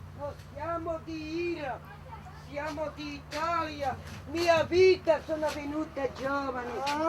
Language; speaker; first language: Italian; non-native, learner; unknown